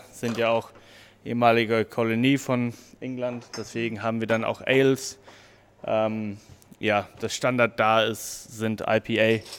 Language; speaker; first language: German; non-native, fluent; English